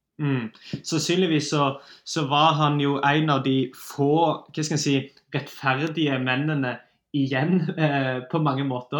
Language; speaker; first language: Norwegian; native; Norwegian